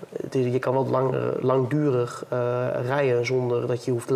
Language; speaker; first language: Dutch; native; Dutch